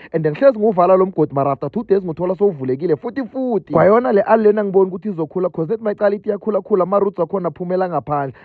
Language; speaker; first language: Zulu; native; Zulu